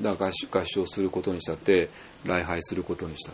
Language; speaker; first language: Japanese; native; Japanese